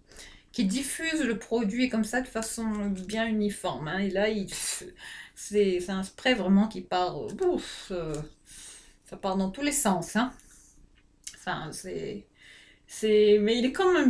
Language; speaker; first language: French; native; French